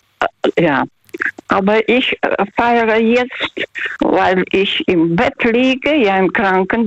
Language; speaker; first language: German; non-native, fluent; Russian